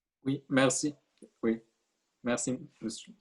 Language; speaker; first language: French; non-native, fluent; Chinese